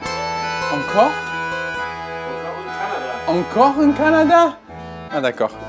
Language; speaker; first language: French; non-native, learner; German